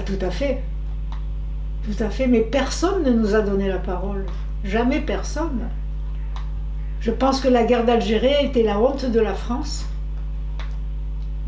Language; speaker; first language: French; native; French